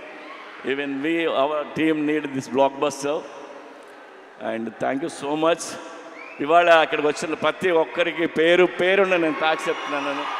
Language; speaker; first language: Telugu; native; Telugu